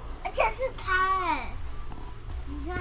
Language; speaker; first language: Chinese; early bilingual, heritage; Chinese